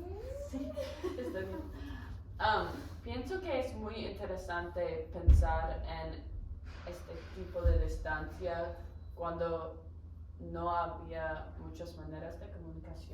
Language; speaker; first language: Spanish; non-native, learner; English